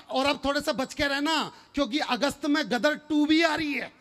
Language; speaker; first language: Hindi; native; Hindi